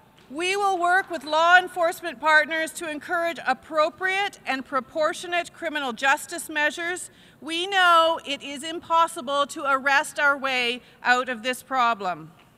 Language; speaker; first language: English; native; English